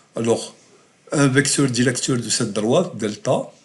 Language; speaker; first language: French; non-native, local second language; Arabic